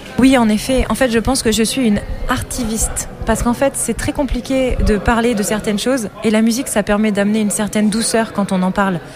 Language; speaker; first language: French; non-native, fluent; Portuguese